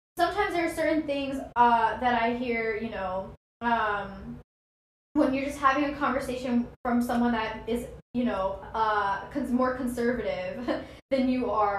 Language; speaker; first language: English; native; English